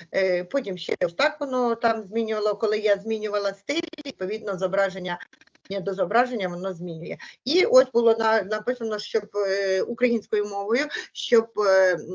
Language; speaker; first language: Ukrainian; native; Ukrainian